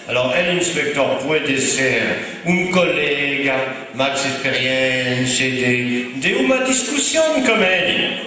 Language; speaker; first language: Spanish; non-native, fluent; French